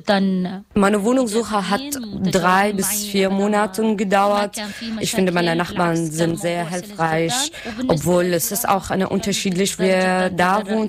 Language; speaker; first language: German; non-native, learner; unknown